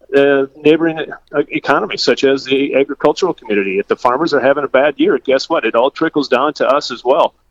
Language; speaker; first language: English; native; English